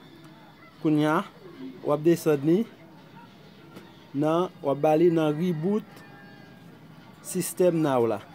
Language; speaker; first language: French; non-native, learner; Haitian Creole